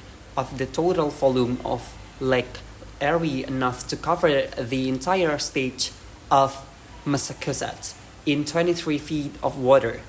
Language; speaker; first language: English; non-native, learner; Indonesian